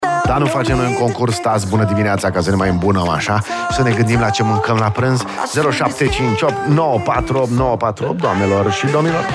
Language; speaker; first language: Romanian; native; Romanian